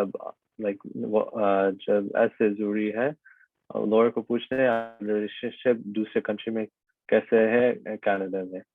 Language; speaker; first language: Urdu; early bilingual, heritage; Urdu